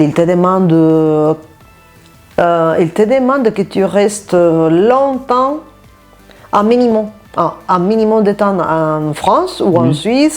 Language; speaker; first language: French; non-native, fluent; Spanish